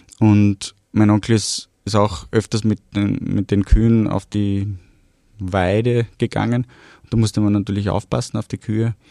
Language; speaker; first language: German; early bilingual, other home language; Romanian